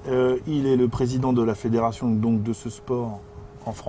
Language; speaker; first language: French; native; French